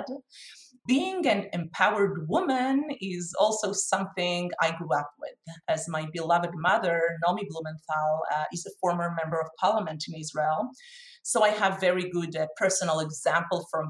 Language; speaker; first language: English; non-native, fluent; Hebrew